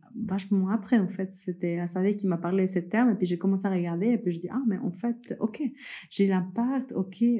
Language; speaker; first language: French; early bilingual, other home language; Spanish